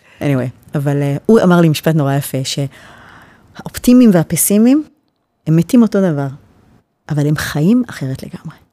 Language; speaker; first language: Hebrew; early bilingual, heritage; Hebrew